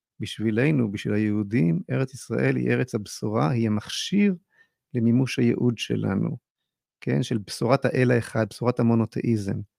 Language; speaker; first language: Hebrew; native; Hebrew